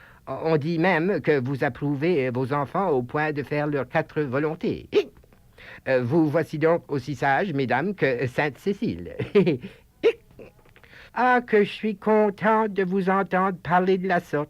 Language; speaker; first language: French; native; French